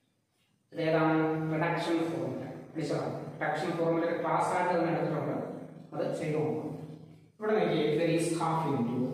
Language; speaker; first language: Malayalam; native; Malayalam